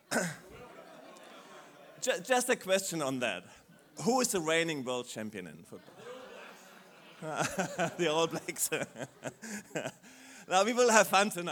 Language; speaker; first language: English; non-native, fluent; German